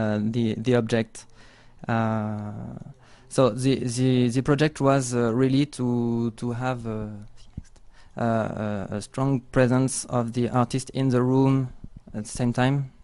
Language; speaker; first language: English; non-native, learner; French